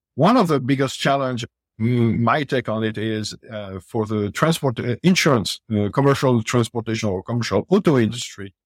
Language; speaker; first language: English; non-native, fluent; French